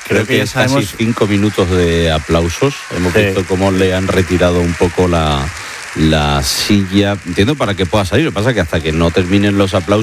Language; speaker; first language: Spanish; native; Spanish